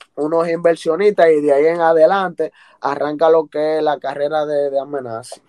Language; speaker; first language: Spanish; native; Spanish